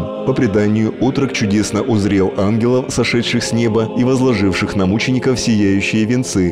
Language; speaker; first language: Russian; native; Russian